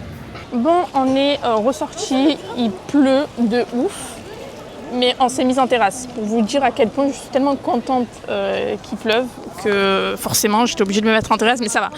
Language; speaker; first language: French; native; French